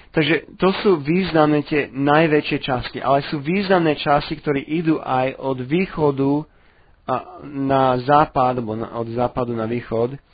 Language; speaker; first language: Slovak; non-native, fluent; English